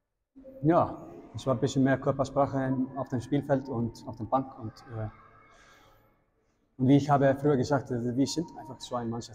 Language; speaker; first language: German; non-native, fluent; Icelandic